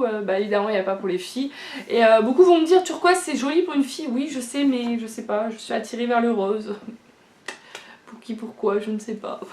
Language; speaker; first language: French; native; French